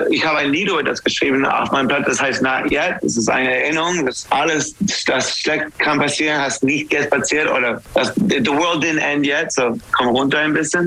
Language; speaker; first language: German; non-native, fluent; English